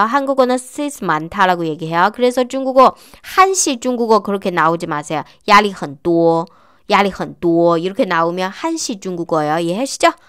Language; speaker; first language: Korean; non-native, fluent; Chinese